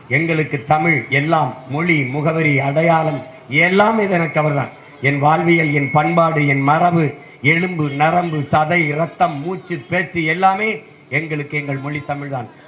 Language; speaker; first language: Tamil; native; Tamil